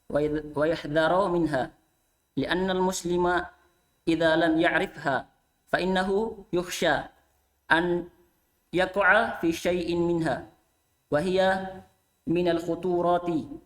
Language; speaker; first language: Arabic; non-native, learner; Indonesian